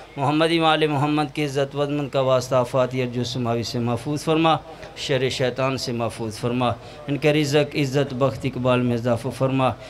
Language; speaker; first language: Urdu; non-native, local second language; Punjabi